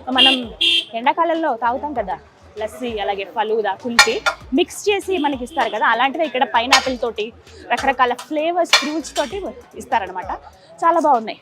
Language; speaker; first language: Telugu; native; Telugu